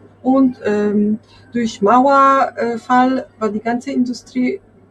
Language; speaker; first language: German; non-native, fluent; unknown